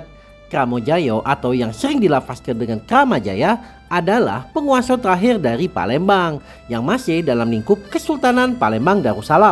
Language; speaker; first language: Indonesian; native; Indonesian